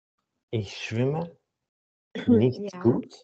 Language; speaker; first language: German; non-native, learner; Azerbaijani